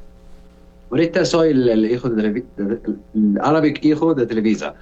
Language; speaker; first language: Spanish; non-native, learner; Arabic